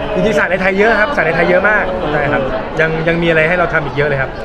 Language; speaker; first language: Thai; native; Thai